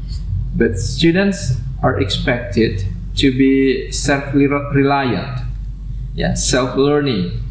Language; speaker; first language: English; non-native, fluent; Indonesian